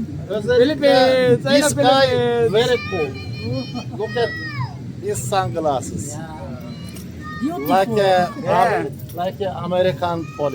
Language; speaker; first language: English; non-native, learner; Turkish